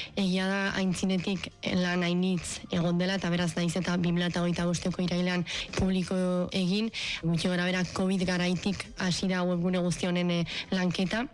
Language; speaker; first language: Basque; native; Basque